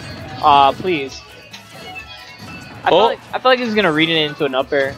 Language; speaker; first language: English; native; English